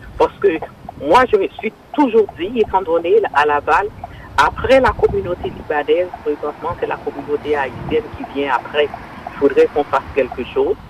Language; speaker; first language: French; non-native, local second language; Haitian Creole